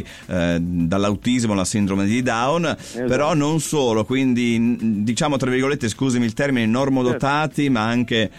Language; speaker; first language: Italian; native; Italian